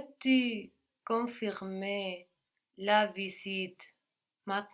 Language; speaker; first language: French; non-native, learner; English